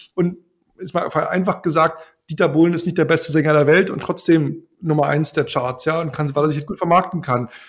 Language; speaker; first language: German; native; German